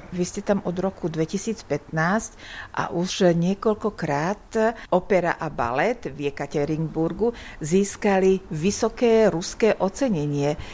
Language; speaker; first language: Slovak; native; Slovak